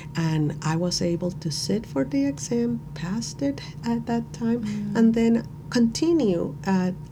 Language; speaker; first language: English; non-native, fluent; Spanish